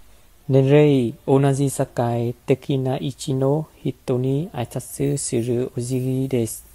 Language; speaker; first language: Japanese; non-native, learner; Vietnamese